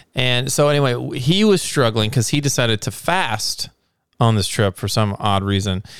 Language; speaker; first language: English; native; English